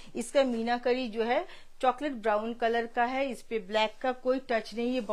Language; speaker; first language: Hindi; non-native, local second language; Bangla